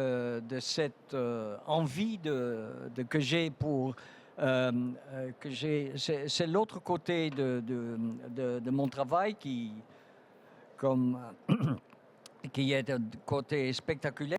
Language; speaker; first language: French; non-native, fluent; Dutch